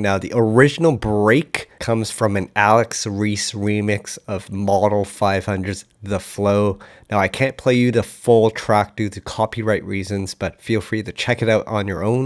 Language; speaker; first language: English; native; English